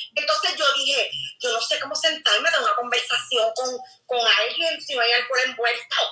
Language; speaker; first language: Spanish; native; Spanish